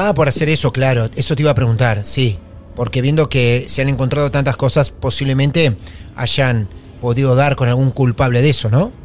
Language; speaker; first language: Spanish; native; Spanish